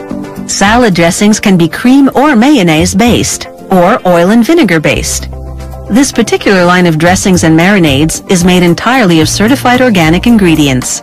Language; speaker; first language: English; native; English